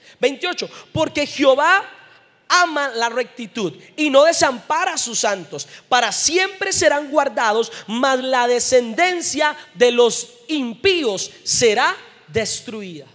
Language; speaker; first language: Spanish; native; Spanish